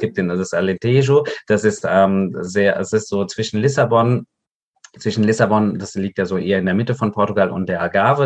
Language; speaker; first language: German; early bilingual, other home language; Portuguese